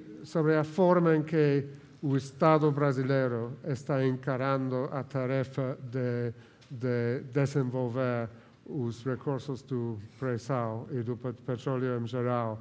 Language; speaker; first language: Portuguese; non-native, fluent; Spanish